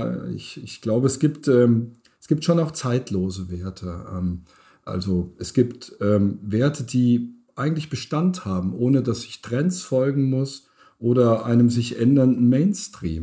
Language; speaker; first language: German; native; German